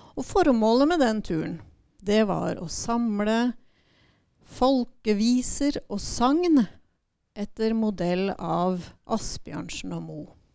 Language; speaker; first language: Norwegian; native; Norwegian